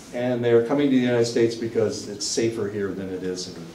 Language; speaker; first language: English; native; English